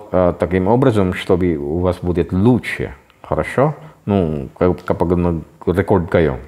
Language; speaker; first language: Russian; non-native, fluent; Filipino